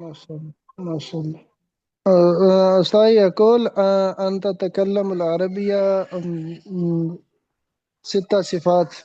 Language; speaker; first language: Arabic; non-native, learner; Urdu